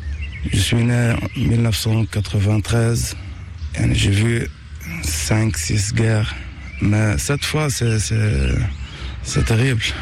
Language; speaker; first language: French; non-native, local second language; Arabic